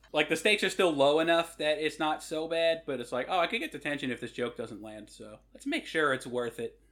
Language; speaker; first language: English; native; English